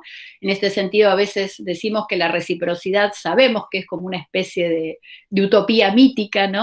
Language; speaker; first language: Spanish; native; Spanish